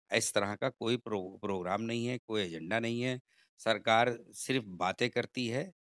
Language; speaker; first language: Hindi; native; Hindi